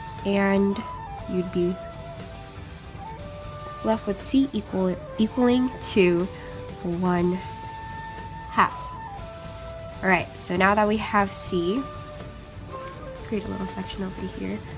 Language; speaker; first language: English; native; English